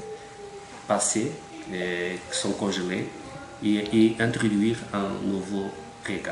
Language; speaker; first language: French; non-native, fluent; Portuguese